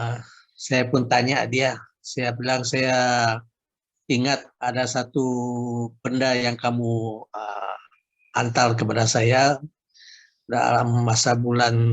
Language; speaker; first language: Indonesian; non-native, local second language; Chinese